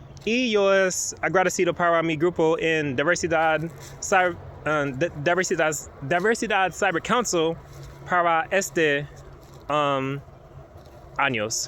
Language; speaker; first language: Spanish; non-native, learner; English